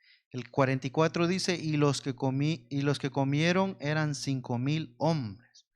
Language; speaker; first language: Spanish; native; Spanish